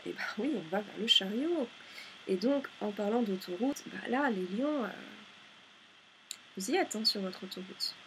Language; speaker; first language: French; native; French